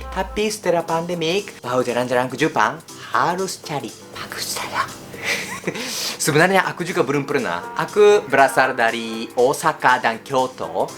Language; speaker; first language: Indonesian; non-native, learner; Japanese